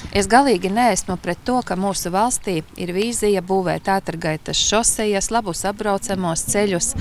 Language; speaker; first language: Latvian; native; Latvian